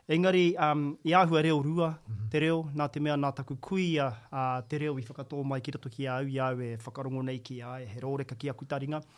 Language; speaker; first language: Māori; native; Māori